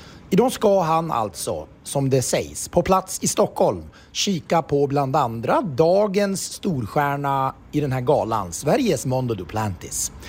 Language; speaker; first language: Swedish; native; Swedish